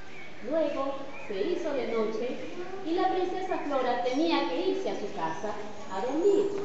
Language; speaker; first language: Spanish; native; Spanish